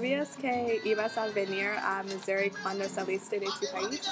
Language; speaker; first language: Spanish; non-native, learner; English